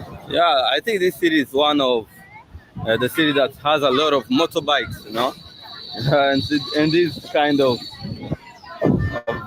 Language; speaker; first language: English; non-native, fluent; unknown